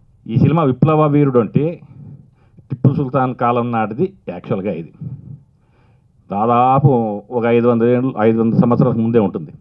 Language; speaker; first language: Telugu; native; Telugu